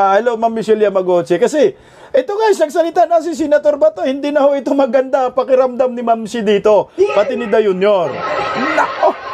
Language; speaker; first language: Filipino; non-native, local second language; Cebuano